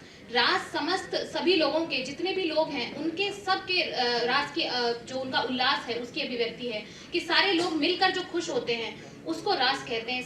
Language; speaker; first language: Hindi; native; Hindi